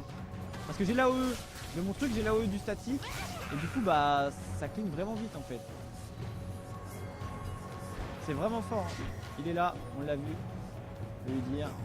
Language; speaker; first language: French; native; French